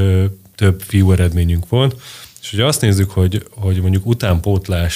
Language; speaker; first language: Hungarian; native; Hungarian